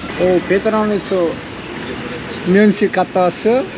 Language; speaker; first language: Korean; non-native, learner; Sinhala